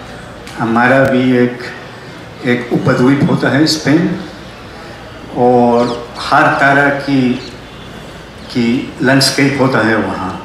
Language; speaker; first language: Hindi; non-native, fluent; Spanish